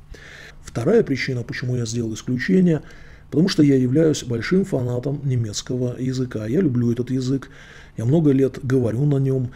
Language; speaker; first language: Russian; native; Russian